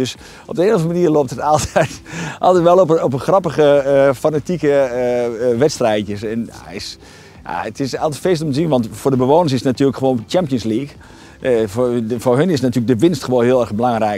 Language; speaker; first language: Dutch; native; Dutch